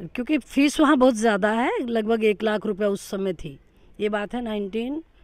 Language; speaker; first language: Hindi; native; Hindi